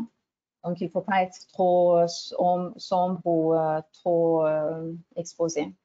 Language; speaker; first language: French; non-native, fluent; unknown